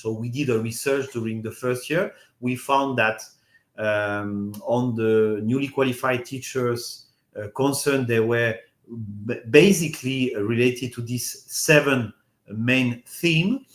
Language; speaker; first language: English; non-native, fluent; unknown